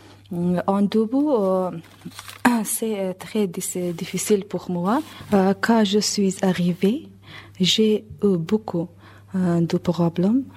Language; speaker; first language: French; non-native, learner; Persian